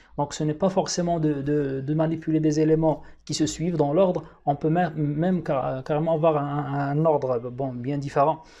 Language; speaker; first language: French; non-native, local second language; Arabic